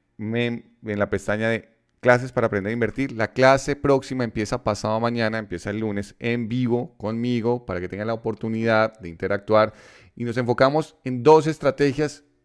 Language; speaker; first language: Spanish; native; Spanish